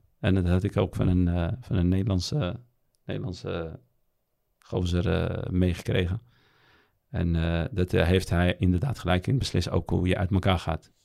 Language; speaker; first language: Dutch; early bilingual, other home language; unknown